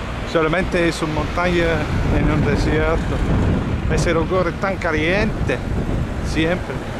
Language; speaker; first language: Spanish; non-native, learner; English